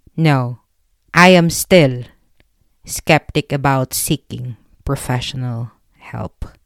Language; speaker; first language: English; non-native, local second language; Filipino